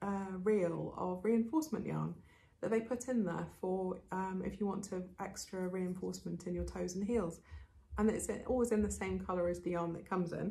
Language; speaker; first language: English; native; English